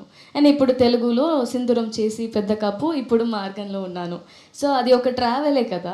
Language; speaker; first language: Telugu; non-native, fluent; Tamil